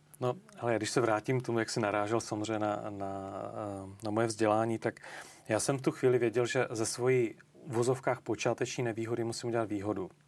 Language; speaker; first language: Czech; native; Czech